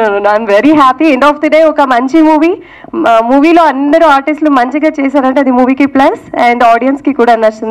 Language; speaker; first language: Telugu; non-native, local second language; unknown